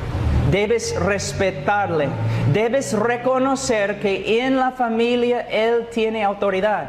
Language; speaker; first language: Spanish; non-native, fluent; English